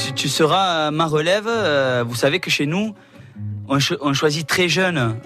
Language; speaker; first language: French; native; French